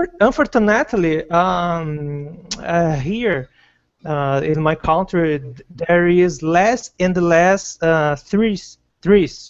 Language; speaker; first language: English; non-native, learner; Portuguese